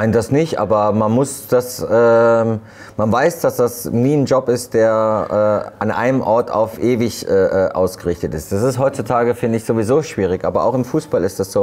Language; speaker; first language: German; native; German